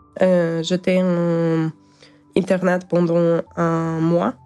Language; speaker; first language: French; non-native, learner; Ukrainian